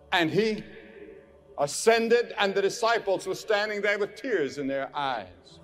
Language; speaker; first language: English; native; English